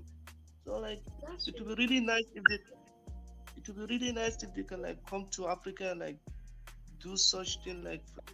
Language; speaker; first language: English; non-native, local second language; Hausa